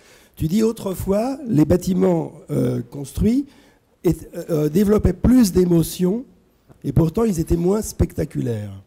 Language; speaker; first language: French; native; French